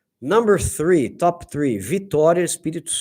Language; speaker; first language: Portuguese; native; Portuguese